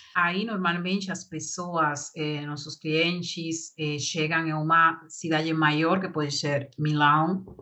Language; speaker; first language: Portuguese; non-native, learner; Spanish